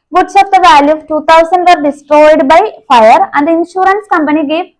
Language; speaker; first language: English; non-native, local second language; Malayalam